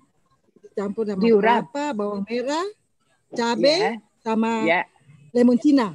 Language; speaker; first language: Indonesian; native; Indonesian